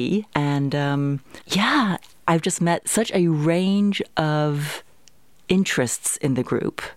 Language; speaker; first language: English; native; English